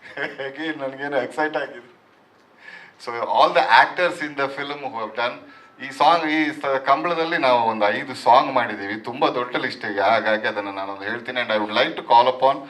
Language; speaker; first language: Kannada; non-native, local second language; Tulu